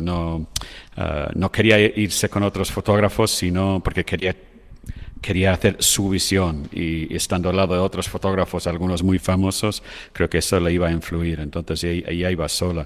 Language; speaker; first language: Spanish; non-native, fluent; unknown